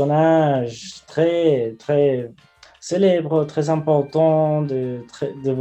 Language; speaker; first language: French; non-native, fluent; Spanish